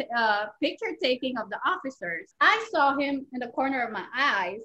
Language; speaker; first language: English; non-native, local second language; Filipino